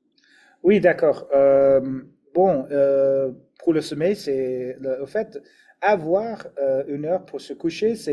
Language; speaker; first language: French; non-native, fluent; English